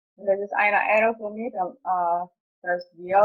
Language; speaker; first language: German; non-native, fluent; Indonesian